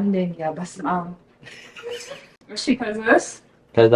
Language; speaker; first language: Amharic; non-native, learner; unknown